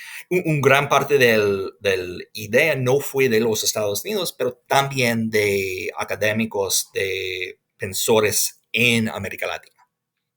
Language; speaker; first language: Spanish; non-native, fluent; English